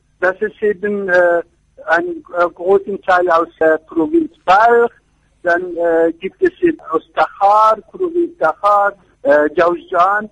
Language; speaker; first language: German; non-native, fluent; Persian